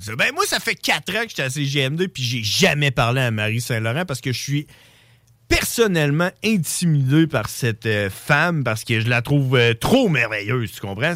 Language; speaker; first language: French; native; French